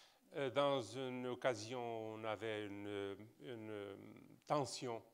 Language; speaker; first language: French; non-native, fluent; Portuguese